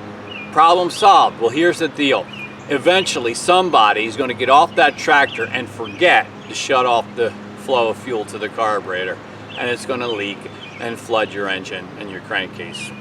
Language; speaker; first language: English; native; English